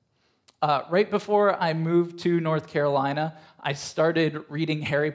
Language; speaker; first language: English; native; English